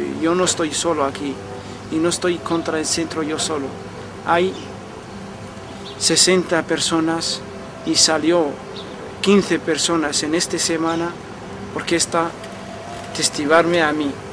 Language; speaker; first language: Spanish; non-native, fluent; Arabic